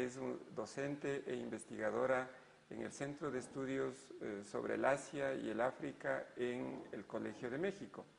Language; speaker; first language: Spanish; native; Spanish